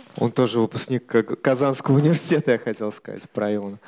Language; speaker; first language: Russian; native; Russian